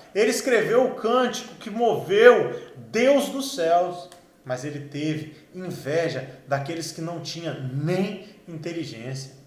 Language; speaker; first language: Portuguese; native; Portuguese